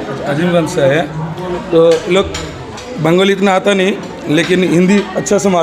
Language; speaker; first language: Hindi; non-native, local second language; Bangla